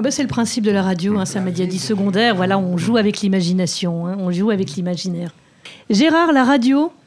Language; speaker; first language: French; native; French